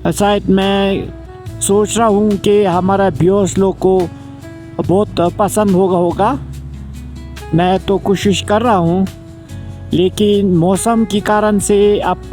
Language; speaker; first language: Hindi; non-native, fluent; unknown